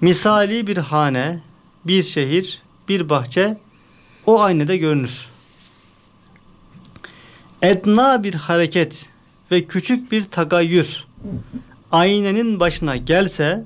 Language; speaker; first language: Turkish; native; Turkish